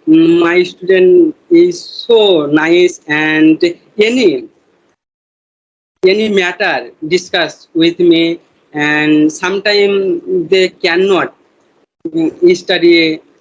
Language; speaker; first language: English; non-native, learner; Bangla